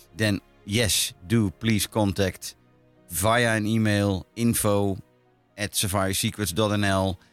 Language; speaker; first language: English; non-native, fluent; Dutch